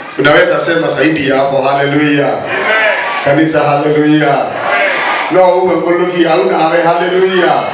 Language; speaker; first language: Swahili; non-native, local second language; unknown